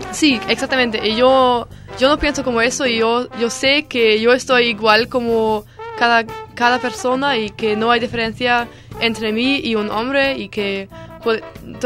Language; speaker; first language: Spanish; non-native, learner; German